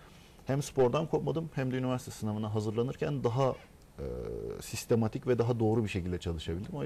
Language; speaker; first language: Turkish; native; Turkish